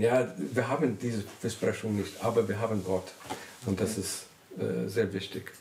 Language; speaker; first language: German; non-native, learner; English